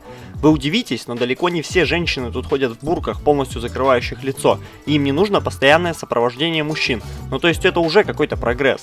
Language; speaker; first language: Russian; native; Russian